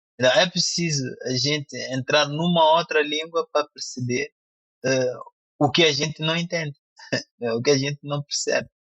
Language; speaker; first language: Portuguese; non-native, local second language; Tsonga